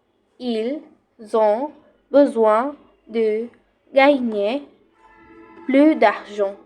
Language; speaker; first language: French; non-native, fluent; Bangla